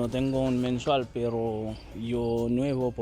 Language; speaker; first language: Spanish; non-native, learner; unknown